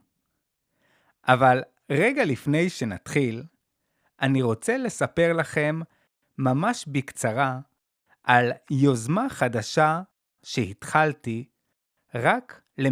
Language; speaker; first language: Hebrew; native; Hebrew